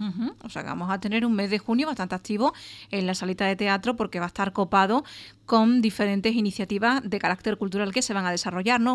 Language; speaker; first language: Spanish; native; Spanish